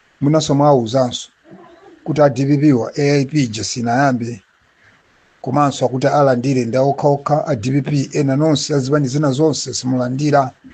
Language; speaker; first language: Nyanja; native; Nyanja